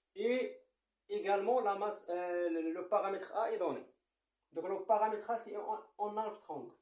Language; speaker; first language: French; non-native, local second language; Arabic